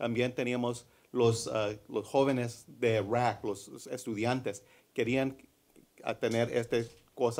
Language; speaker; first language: Spanish; early bilingual, heritage; English